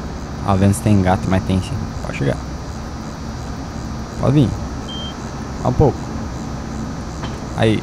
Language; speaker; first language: Portuguese; native; Portuguese